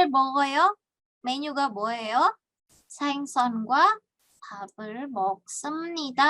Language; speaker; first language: Korean; non-native, fluent; Indonesian